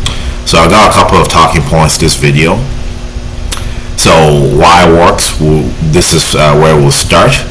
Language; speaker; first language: English; native; English